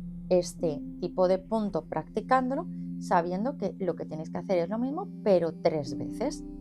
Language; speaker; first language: Spanish; native; Spanish